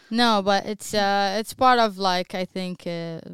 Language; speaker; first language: English; non-native, fluent; Arabic